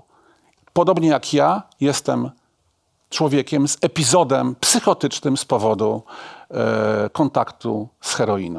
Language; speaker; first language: Polish; native; Polish